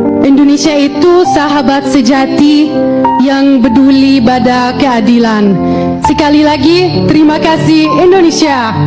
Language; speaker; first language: Indonesian; non-native, fluent; Arabic